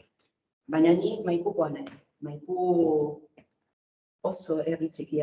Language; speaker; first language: Basque; non-native, fluent; Spanish